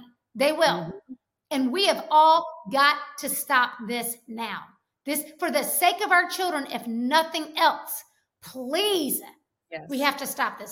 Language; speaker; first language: English; native; English